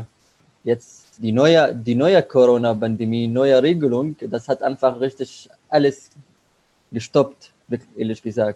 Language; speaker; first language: German; non-native, learner; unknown